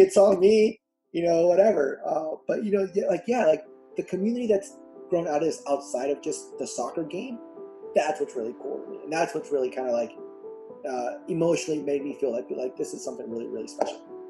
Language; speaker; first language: English; early bilingual, other home language; Spanish